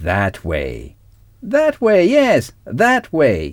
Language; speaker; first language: English; non-native, fluent; French